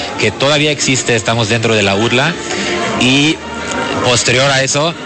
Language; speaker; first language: Spanish; non-native, fluent; German